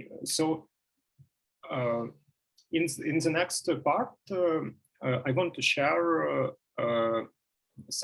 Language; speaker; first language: English; non-native, fluent; Ukrainian